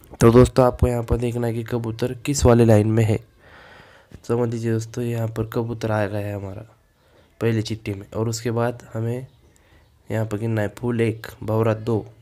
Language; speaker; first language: Hindi; non-native, local second language; Marathi